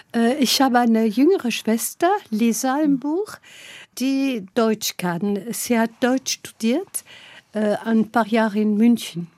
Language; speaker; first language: German; non-native, fluent; French